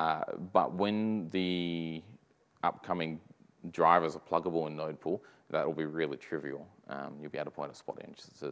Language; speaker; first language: English; native; English